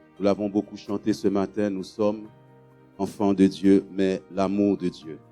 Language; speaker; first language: French; non-native, local second language; Haitian Creole